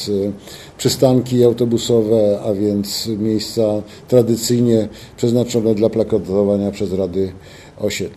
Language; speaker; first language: Polish; native; Polish